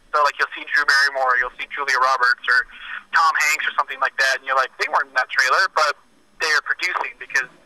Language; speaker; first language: English; native; English